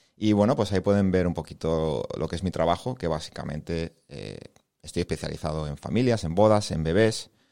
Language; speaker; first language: Spanish; native; Spanish